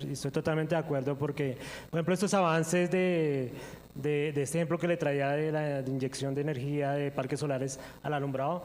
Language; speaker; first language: Spanish; native; Spanish